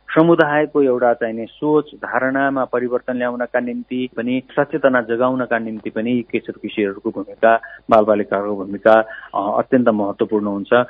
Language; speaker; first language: Nepali; native; Nepali